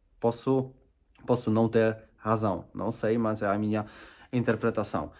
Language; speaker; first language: Portuguese; non-native, fluent; Polish